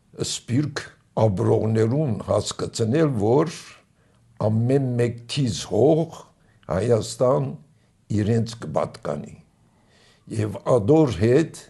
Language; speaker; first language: Armenian; native; Armenian